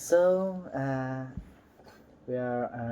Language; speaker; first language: English; non-native, learner; Indonesian